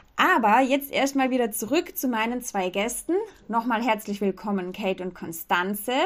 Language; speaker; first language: German; native; German